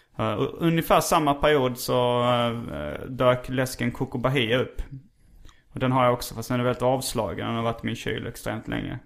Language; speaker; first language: Swedish; native; Swedish